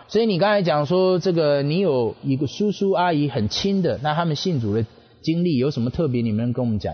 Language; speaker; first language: Chinese; native; Chinese